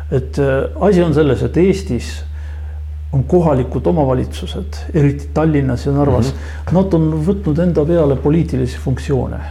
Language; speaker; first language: Estonian; non-native, local second language; Russian